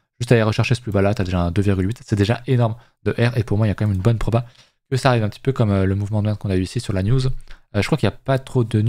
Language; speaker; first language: French; native; French